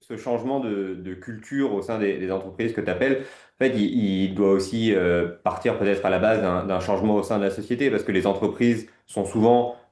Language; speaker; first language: French; native; French